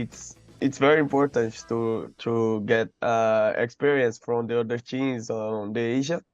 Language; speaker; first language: English; non-native, learner; Portuguese